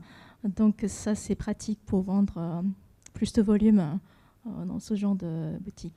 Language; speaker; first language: French; non-native, fluent; Japanese